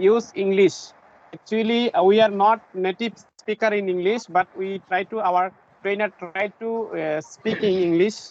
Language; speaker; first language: English; non-native, learner; Bangla